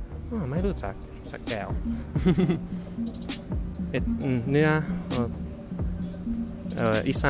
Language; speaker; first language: Thai; non-native, learner; English